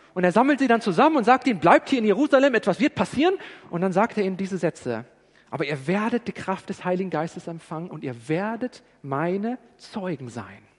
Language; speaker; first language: German; native; German